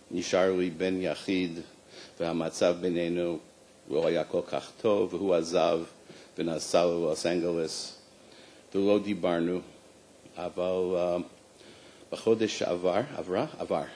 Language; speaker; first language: Hebrew; non-native, fluent; English